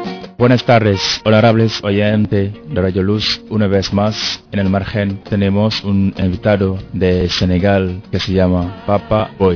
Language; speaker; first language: Spanish; non-native, fluent; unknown